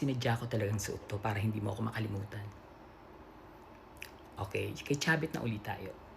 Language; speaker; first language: Filipino; native; Filipino